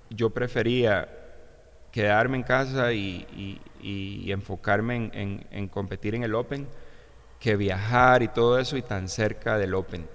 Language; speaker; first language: Spanish; native; Spanish